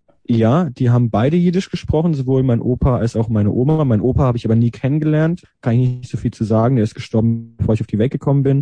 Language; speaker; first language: German; early bilingual, other home language; Hebrew